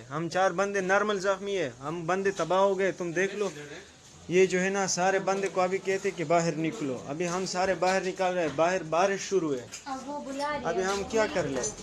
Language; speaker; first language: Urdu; non-native, local second language; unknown